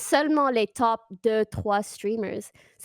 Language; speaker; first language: French; non-native, fluent; English